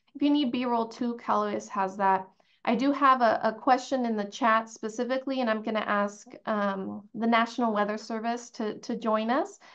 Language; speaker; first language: English; early bilingual, other home language; Spanish